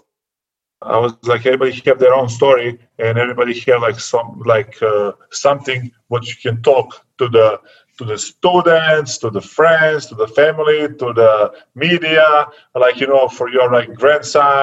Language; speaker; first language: English; non-native, learner; Serbian